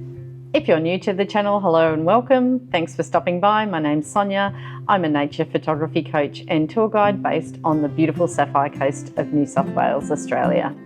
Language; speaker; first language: English; native; English